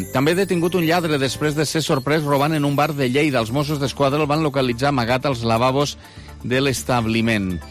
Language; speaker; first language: Catalan; native; Catalan